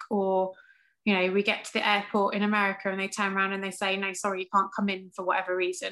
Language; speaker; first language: English; native; English